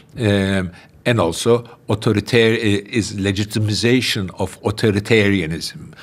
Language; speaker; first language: English; non-native, fluent; Turkish